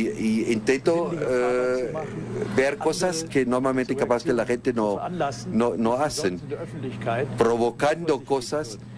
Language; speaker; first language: Spanish; non-native, fluent; German